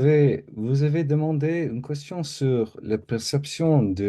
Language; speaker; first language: French; non-native, learner; English